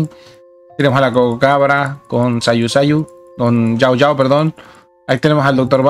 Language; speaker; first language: Spanish; native; Spanish